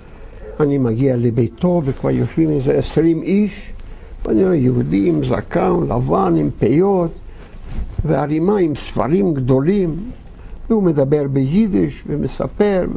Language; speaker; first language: Hebrew; non-native, fluent; Yiddish